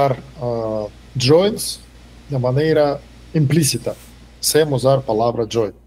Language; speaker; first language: Portuguese; non-native, fluent; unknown